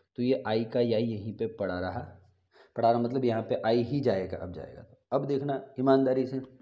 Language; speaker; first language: Hindi; non-native, local second language; Gujarati